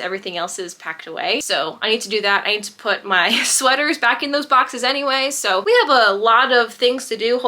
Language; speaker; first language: English; native; English